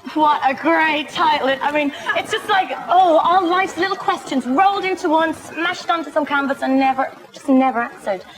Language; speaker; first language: English; native; English